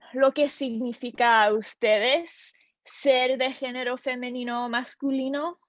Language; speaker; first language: Spanish; non-native, learner; English